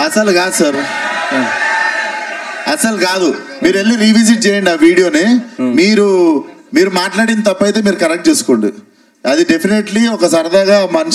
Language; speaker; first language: Telugu; native; Telugu